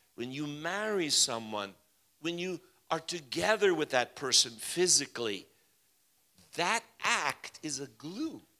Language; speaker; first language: English; early bilingual, other home language; Ukrainian